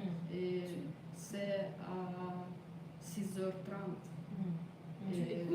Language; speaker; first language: French; non-native, learner; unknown